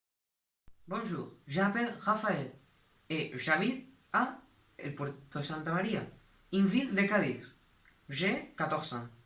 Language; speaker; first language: French; non-native, learner; Spanish